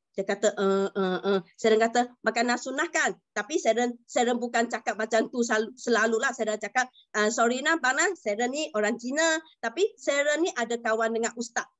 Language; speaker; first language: Malay; non-native, local second language; Chinese